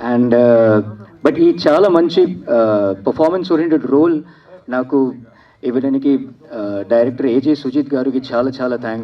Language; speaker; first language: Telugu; non-native, learner; Tamil